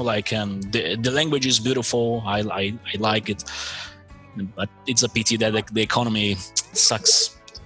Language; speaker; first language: English; non-native, fluent; Portuguese